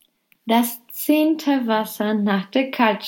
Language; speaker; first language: German; non-native, fluent; Polish